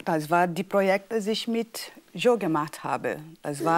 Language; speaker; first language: German; non-native, fluent; Portuguese